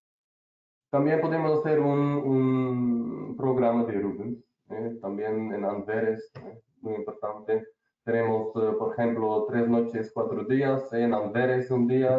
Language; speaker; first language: Spanish; non-native, learner; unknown